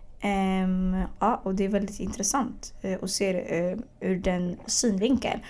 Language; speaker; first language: Swedish; early bilingual, other home language; Arabic